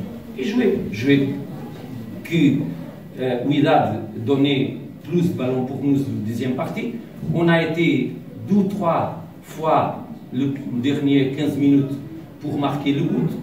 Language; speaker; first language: French; non-native, learner; Portuguese